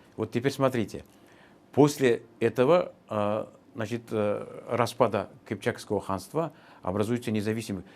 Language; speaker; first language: Russian; non-native, local second language; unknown